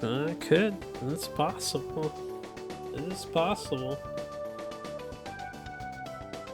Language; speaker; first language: English; native; English